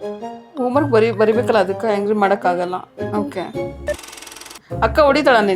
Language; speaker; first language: Kannada; native; Kannada